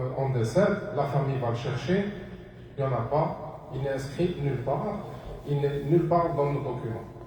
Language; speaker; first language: French; non-native, local second language; Arabic